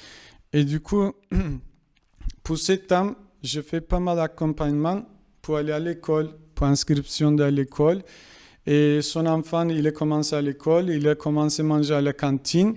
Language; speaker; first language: French; non-native, fluent; Kurdish